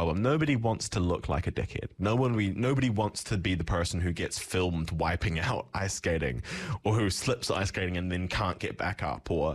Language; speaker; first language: English; native; English